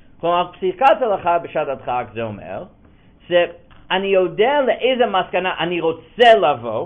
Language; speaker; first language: Hebrew; non-native, fluent; English